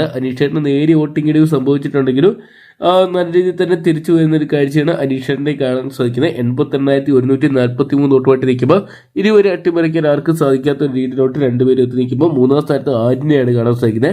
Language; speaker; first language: Malayalam; native; Malayalam